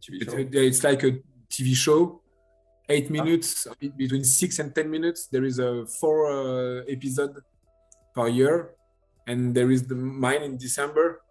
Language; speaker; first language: English; non-native, learner; French